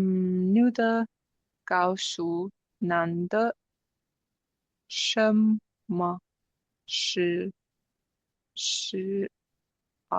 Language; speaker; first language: Chinese; non-native, learner; English